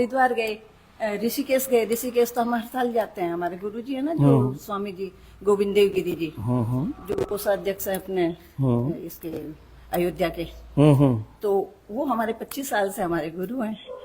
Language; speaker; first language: Hindi; native; Hindi